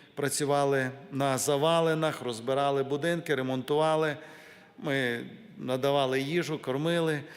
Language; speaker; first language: Ukrainian; native; Ukrainian